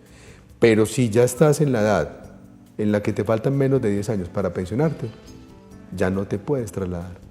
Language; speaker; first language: Spanish; native; Spanish